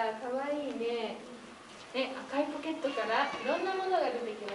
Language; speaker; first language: Japanese; native; Japanese